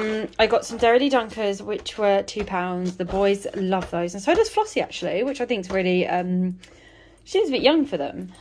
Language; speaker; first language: English; native; English